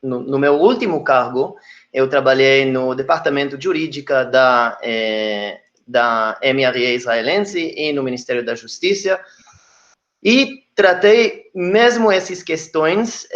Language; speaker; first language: Portuguese; non-native, fluent; Hebrew